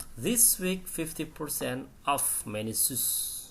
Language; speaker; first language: English; non-native, learner; Indonesian